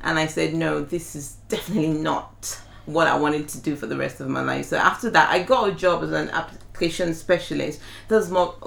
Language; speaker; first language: English; non-native, local second language; Yoruba